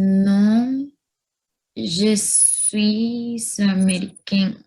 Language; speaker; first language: French; non-native, learner; Spanish